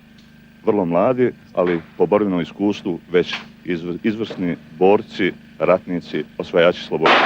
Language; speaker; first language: Bosnian; native; Bosnian